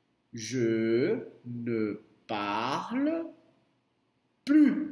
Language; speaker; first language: French; non-native, fluent; Portuguese